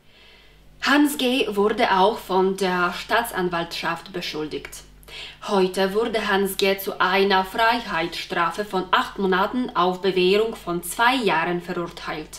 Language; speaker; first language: German; non-native, fluent; Polish